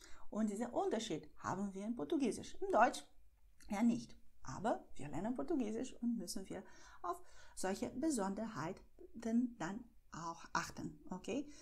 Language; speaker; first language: German; non-native, fluent; Portuguese